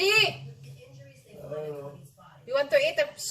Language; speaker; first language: English; non-native, local second language; Filipino